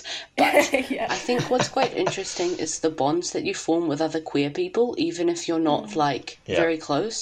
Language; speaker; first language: English; native; English